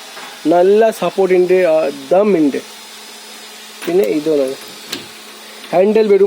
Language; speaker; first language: Malayalam; non-native, learner; Hindi